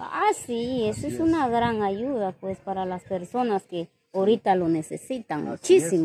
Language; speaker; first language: Spanish; native; Spanish